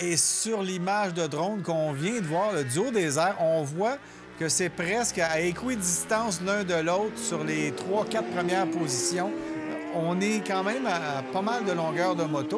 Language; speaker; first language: French; native; French